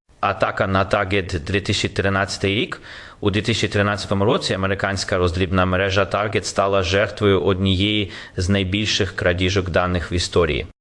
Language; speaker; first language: Ukrainian; native; Ukrainian